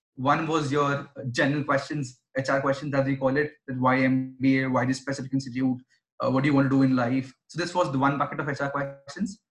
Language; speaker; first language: English; non-native, local second language; Hindi